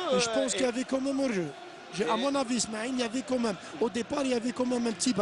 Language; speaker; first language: French; non-native, local second language; Arabic